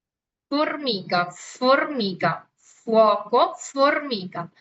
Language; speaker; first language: Italian; non-native, fluent; Spanish